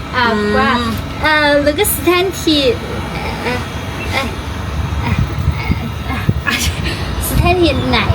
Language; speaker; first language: Thai; non-native, learner; Chinese